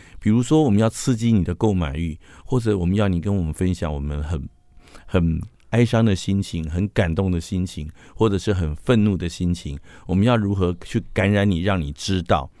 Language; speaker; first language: Chinese; native; Chinese